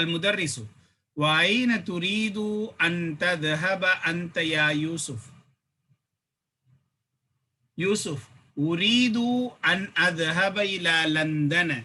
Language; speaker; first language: Arabic; non-native, fluent; Tamil